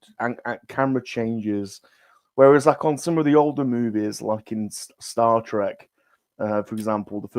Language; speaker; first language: English; native; English